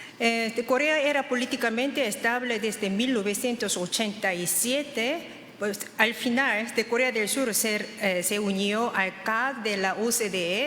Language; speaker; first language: Spanish; non-native, fluent; Korean